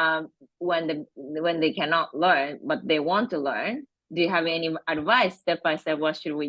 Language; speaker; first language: English; non-native, fluent; Japanese